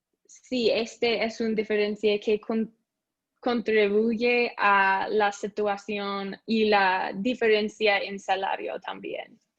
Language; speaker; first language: Spanish; non-native, learner; English